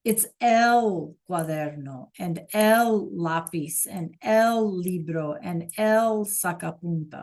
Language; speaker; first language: Spanish; non-native, fluent; English